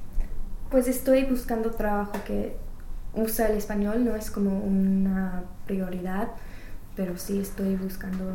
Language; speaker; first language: Spanish; non-native, learner; English